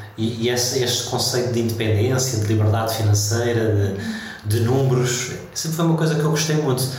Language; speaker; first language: Portuguese; early bilingual, heritage; Portuguese